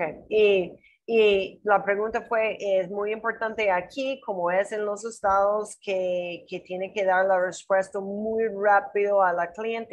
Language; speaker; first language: Spanish; non-native, learner; English